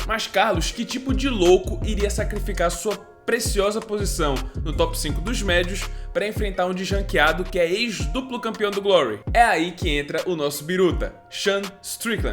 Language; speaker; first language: Portuguese; native; Portuguese